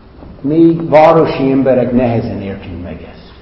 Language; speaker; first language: Hungarian; non-native, fluent; English